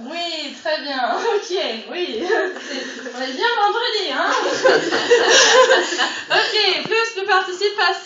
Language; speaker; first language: French; non-native, fluent; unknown